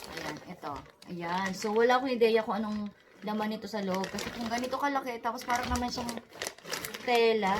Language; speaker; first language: Filipino; native; Filipino